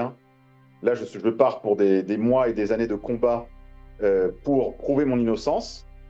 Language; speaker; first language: French; native; French